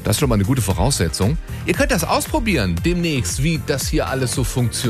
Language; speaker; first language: German; native; German